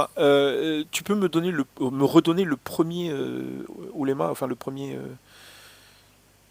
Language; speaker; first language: French; native; French